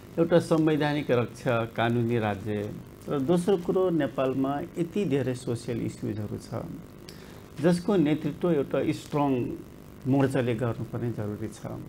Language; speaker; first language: Nepali; non-native, local second language; Rana Tharu